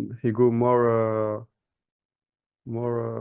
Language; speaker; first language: English; non-native, learner; French